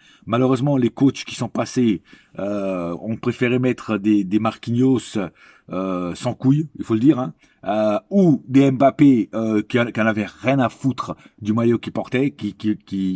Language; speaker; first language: French; native; French